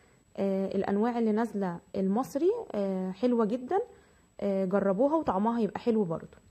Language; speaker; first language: Arabic; native; Arabic